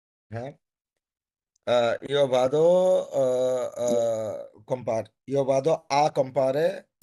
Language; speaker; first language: Italian; non-native, learner; Bangla